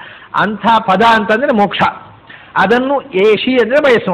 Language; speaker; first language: Kannada; native; Kannada